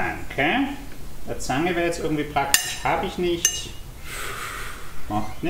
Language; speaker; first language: German; native; German